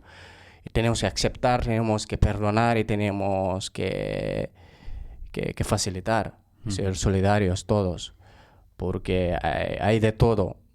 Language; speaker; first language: Spanish; non-native, fluent; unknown